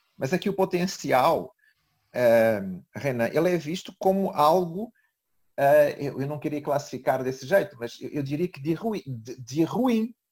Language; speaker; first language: Portuguese; native; Portuguese